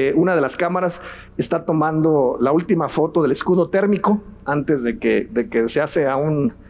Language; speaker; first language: Spanish; native; Spanish